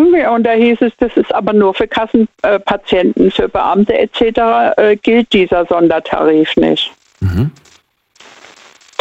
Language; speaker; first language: German; native; German